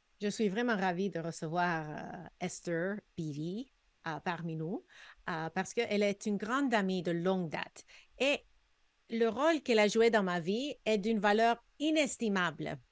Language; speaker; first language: French; non-native, fluent; English